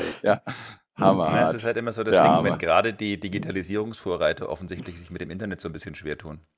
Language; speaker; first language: German; native; German